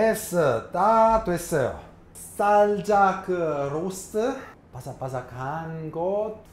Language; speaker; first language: Korean; non-native, fluent; Italian